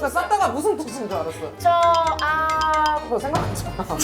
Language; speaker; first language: Korean; native; Korean